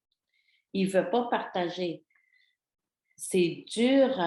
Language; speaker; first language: French; non-native, local second language; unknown